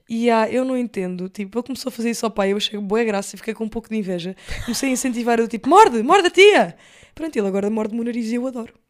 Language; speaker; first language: Portuguese; early bilingual, other home language; English